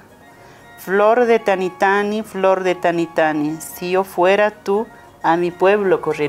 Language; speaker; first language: Spanish; non-native, local second language; Aymara